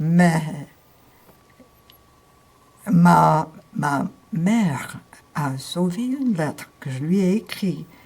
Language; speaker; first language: French; non-native, fluent; English